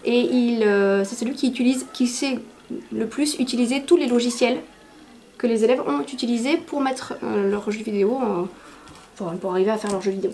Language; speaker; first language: French; native; French